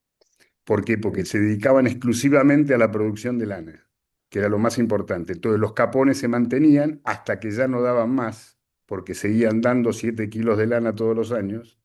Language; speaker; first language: Spanish; native; Spanish